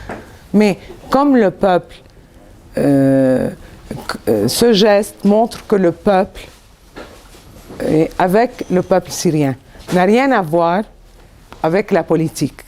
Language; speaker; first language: French; non-native, local second language; Arabic